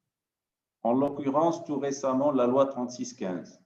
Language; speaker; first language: French; non-native, local second language; Arabic